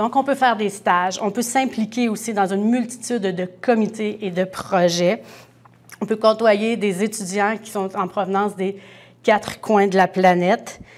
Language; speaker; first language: French; native; French